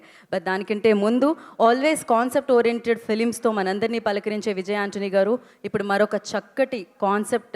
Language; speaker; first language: Telugu; native; Telugu